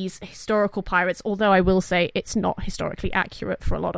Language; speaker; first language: English; native; English